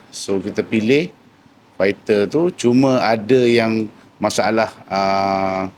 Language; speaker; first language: Malay; native; Malay